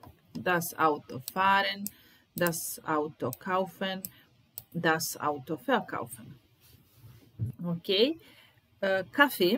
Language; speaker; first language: German; non-native, fluent; Serbian